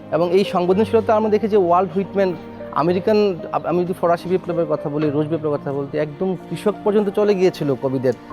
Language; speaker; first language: Bangla; native; Bangla